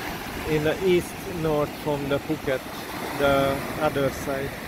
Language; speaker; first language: English; non-native, learner; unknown